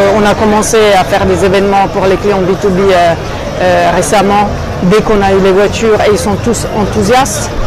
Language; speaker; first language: French; non-native, fluent; Italian